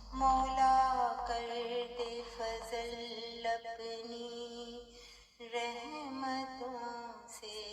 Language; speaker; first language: Urdu; native; Urdu